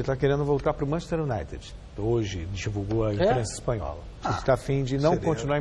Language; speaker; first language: Portuguese; native; Portuguese